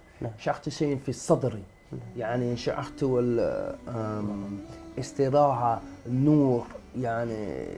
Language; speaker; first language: Arabic; non-native, learner; Dutch